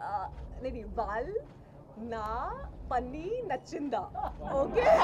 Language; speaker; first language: Telugu; non-native, learner; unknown